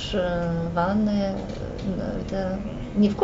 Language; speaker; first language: Russian; native; Russian